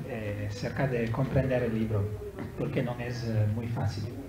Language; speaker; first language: Spanish; non-native, learner; Italian